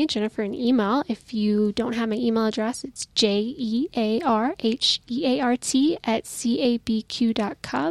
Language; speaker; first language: English; native; English